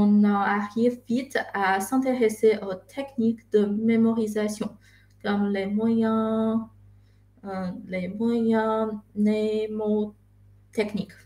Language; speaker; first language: French; non-native, fluent; Chinese